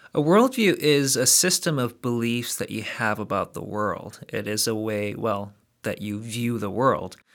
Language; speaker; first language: English; early bilingual, other home language; Korean